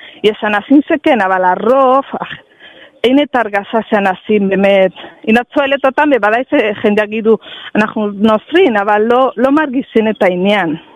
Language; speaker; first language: Hebrew; non-native, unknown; Spanish